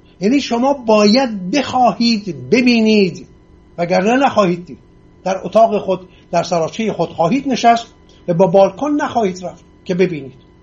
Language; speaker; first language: Persian; non-native, local second language; Assyrian Neo-Aramaic